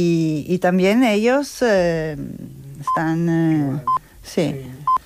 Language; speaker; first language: Spanish; non-native, learner; Italian